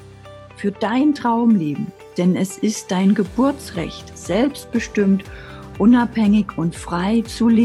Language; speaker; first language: German; native; German